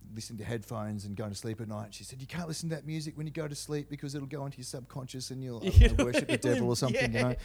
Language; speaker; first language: English; native; English